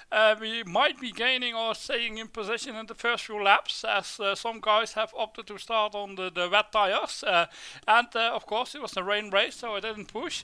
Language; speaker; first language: English; non-native, fluent; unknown